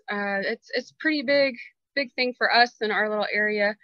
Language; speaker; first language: English; native; English